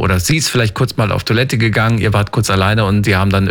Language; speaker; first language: German; native; German